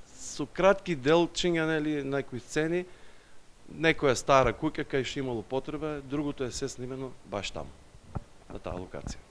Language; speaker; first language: Macedonian; native; Macedonian